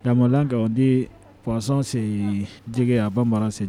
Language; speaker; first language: French; non-native, local second language; Bambara